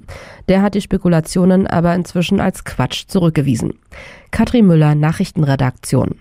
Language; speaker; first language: German; native; German